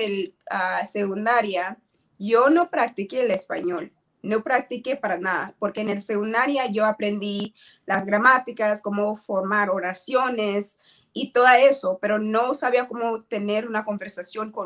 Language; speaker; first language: Spanish; non-native, learner; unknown